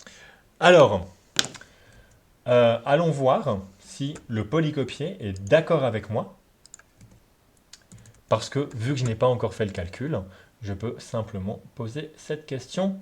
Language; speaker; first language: French; native; French